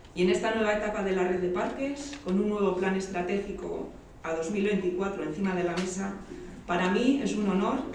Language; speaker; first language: Spanish; native; Spanish